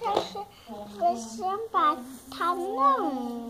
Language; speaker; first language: Chinese; early bilingual, heritage; Chinese